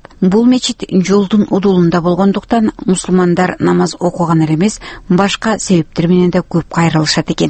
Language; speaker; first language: Kyrgyz; native; Kyrgyz